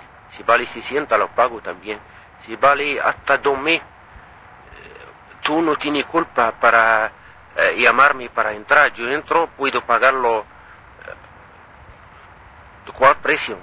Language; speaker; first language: Spanish; non-native, learner; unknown